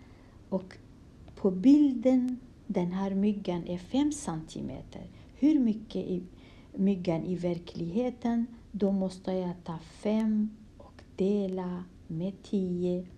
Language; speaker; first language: Swedish; non-native, fluent; Kurdish